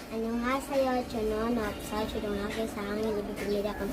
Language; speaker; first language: Korean; non-native, learner; Cebuano